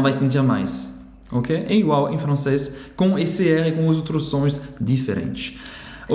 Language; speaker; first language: Portuguese; non-native, fluent; French